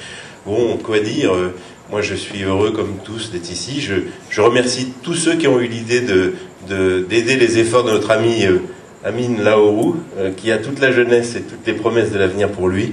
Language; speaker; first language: French; native; French